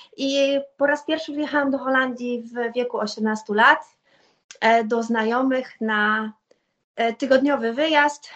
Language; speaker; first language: Polish; native; Polish